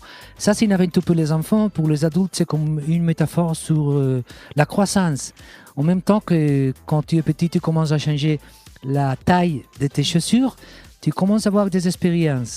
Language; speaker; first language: French; non-native, fluent; Catalan